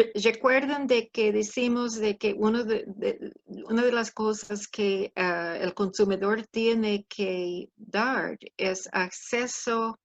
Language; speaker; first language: Spanish; non-native, fluent; English